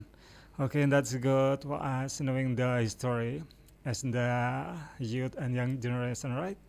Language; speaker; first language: English; non-native, fluent; Indonesian